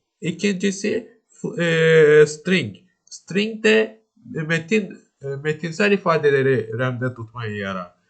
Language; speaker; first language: Turkish; native; Turkish